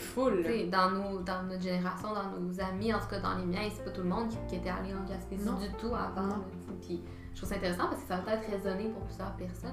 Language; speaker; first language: French; native; French